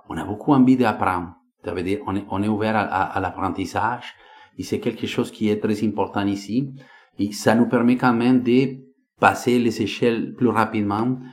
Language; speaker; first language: French; non-native, fluent; Spanish